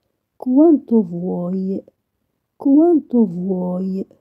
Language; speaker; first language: Italian; non-native, fluent; Arabic